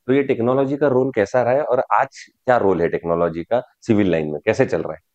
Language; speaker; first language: Hindi; non-native, local second language; Marathi